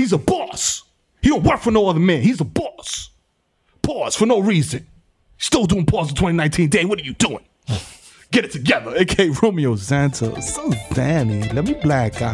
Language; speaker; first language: English; early bilingual, other home language; Spanish